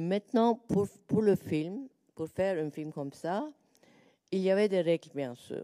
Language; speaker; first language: French; non-native, learner; Turkish